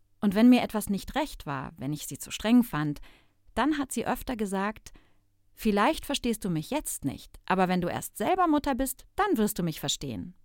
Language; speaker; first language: German; non-native, fluent; Turkish